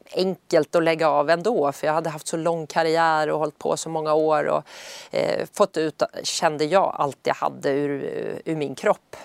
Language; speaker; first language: Swedish; native; Swedish